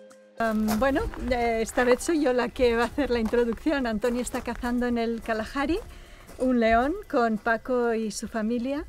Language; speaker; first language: Spanish; native; Spanish